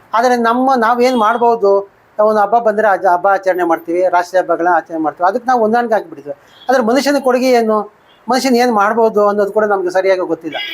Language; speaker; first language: Kannada; native; Kannada